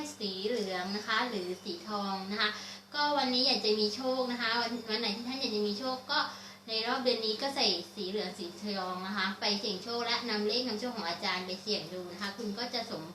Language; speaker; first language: Thai; native; Thai